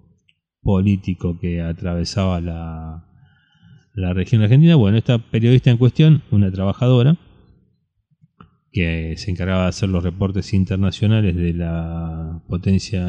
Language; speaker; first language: Spanish; native; Spanish